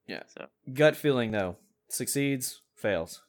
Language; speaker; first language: English; native; English